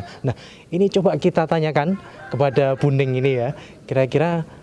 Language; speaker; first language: Indonesian; native; Indonesian